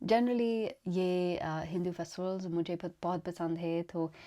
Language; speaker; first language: Hindi; non-native, learner; English